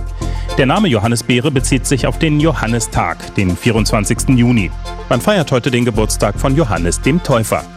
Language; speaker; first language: German; native; German